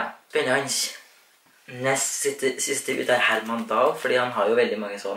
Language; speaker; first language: Norwegian; native; Norwegian